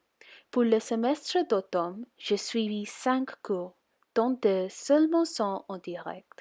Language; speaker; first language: French; non-native, learner; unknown